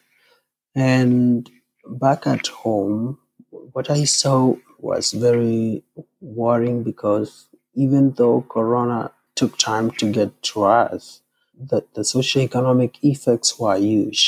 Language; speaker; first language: English; non-native, local second language; Kalenjin